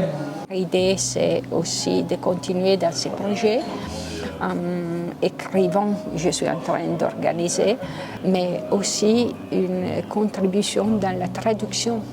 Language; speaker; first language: French; non-native, local second language; Italian